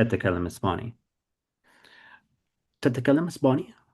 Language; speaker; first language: Arabic; non-native, fluent; English